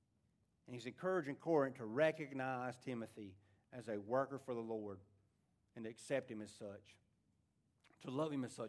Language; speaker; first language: English; native; English